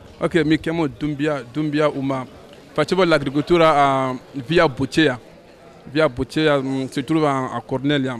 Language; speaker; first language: Italian; non-native, learner; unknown